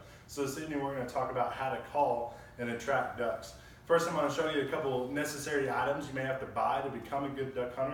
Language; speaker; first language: English; native; English